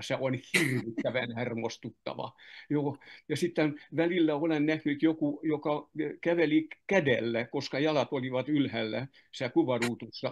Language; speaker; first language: Finnish; non-native, fluent; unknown